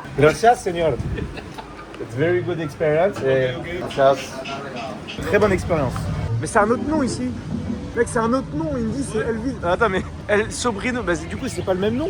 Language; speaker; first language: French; native; French